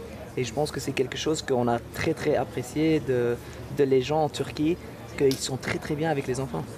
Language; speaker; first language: French; non-native, local second language; Dutch